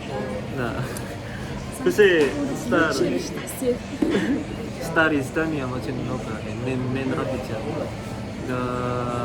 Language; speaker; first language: Russian; non-native, learner; Indonesian